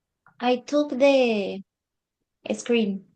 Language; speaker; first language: English; non-native, learner; Spanish